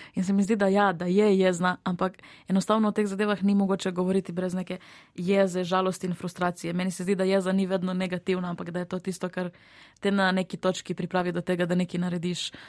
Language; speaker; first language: Slovenian; early bilingual, other home language; Serbian